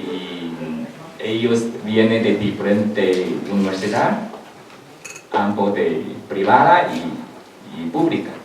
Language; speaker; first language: Spanish; non-native, learner; Chinese